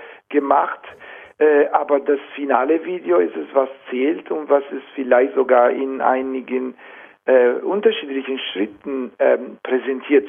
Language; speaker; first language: German; non-native, fluent; Italian